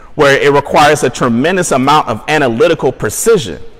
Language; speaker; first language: English; native; English